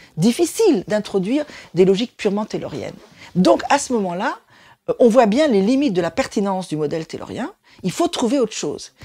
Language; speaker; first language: French; native; French